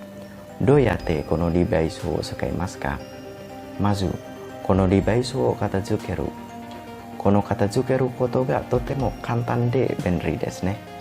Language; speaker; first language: Japanese; non-native, learner; Indonesian